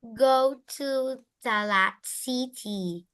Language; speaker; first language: English; non-native, learner; Vietnamese